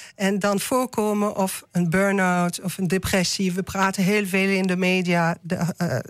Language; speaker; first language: Dutch; non-native, learner; French